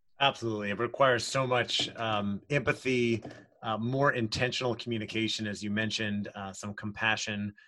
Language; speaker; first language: English; native; English